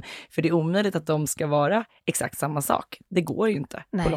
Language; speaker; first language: Swedish; native; Swedish